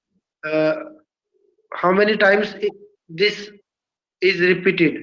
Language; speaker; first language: English; non-native, learner; Hindi